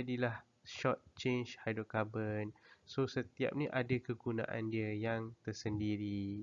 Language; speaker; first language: Malay; native; Malay